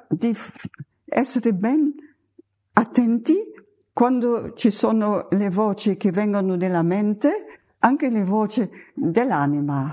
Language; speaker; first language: Italian; non-native, fluent; German